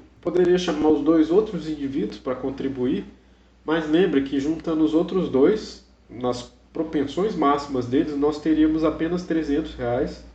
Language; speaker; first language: Portuguese; native; Portuguese